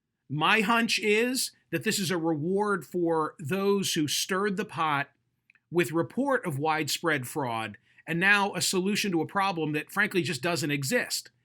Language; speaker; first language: English; native; English